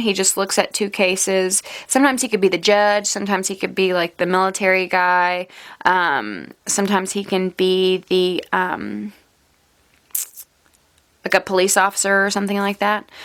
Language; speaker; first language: English; native; English